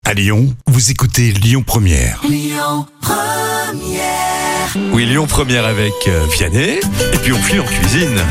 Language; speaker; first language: French; native; French